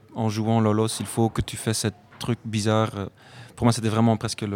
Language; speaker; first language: French; non-native, fluent; Dutch